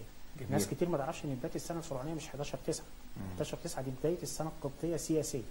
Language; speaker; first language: Arabic; native; Arabic